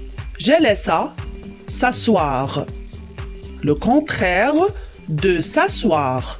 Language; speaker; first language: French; non-native, local second language; Arabic